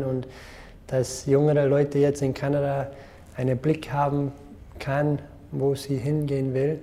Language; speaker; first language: German; non-native, fluent; English